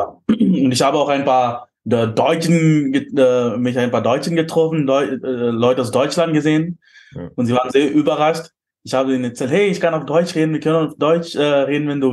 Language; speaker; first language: German; non-native, fluent; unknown